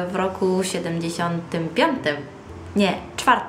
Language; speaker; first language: Polish; early bilingual, other home language; Italian